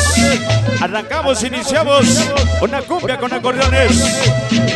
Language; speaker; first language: Spanish; native; Spanish